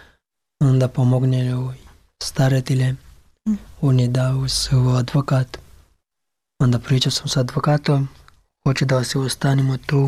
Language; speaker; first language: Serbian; non-native, learner; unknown